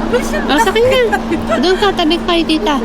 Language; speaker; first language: Filipino; native; Filipino